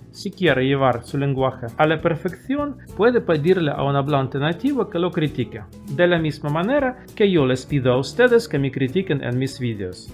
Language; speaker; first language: Spanish; non-native, fluent; Russian